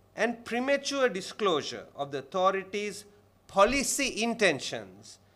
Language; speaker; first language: English; non-native, local second language; Sinhala